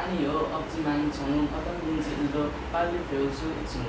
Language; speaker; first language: Korean; non-native, learner; Nepali